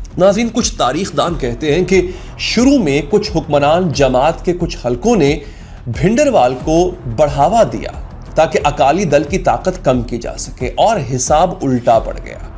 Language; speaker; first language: Urdu; native; Urdu